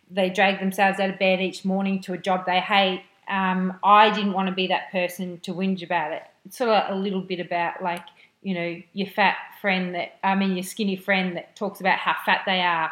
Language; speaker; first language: English; native; English